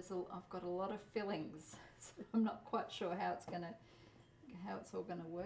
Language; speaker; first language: English; non-native, local second language; Polish